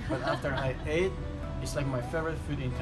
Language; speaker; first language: English; non-native, fluent; Turkish